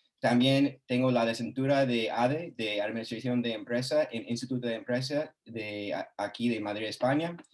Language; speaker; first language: Spanish; non-native, fluent; English